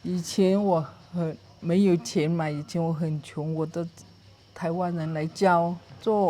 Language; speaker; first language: Chinese; early bilingual, heritage; Chinese